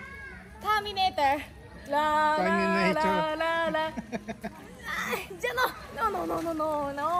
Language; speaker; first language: Spanish; non-native, fluent; Japanese